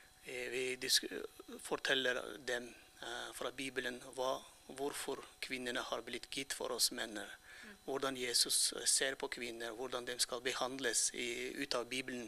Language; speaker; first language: Norwegian; non-native, fluent; Turkmen